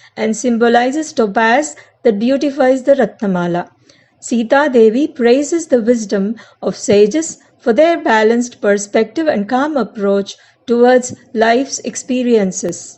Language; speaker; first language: English; non-native, local second language; Tamil